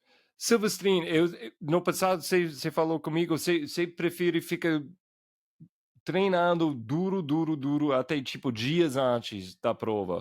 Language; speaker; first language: Portuguese; non-native, fluent; English